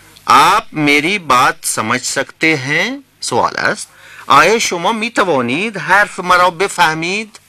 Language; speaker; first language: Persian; non-native, fluent; Urdu